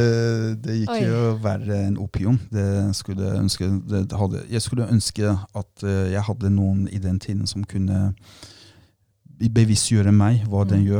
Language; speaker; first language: Norwegian; early bilingual, other home language; Persian